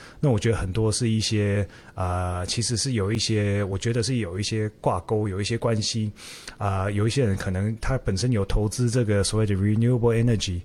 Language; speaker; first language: Chinese; native; Chinese